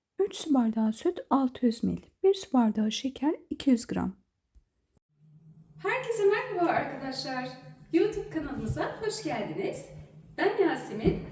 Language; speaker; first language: Turkish; native; Turkish